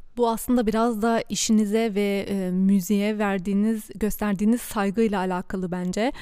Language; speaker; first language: Turkish; early bilingual, heritage; Turkish